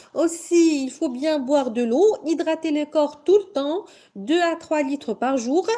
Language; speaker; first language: French; non-native, local second language; Arabic